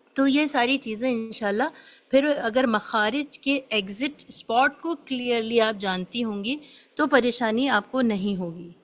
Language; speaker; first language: Urdu; native; Urdu